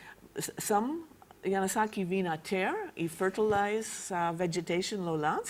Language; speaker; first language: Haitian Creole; non-native, fluent; English